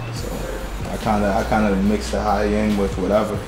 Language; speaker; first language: English; native; English